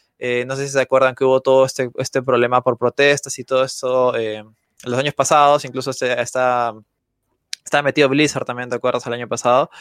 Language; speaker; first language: Spanish; native; Spanish